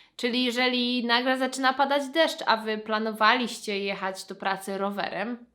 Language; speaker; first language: Polish; native; Polish